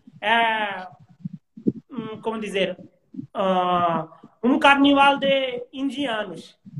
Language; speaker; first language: Portuguese; non-native, learner; Hindi